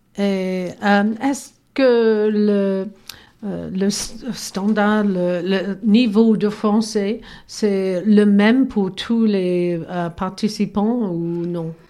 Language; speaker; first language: French; non-native, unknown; English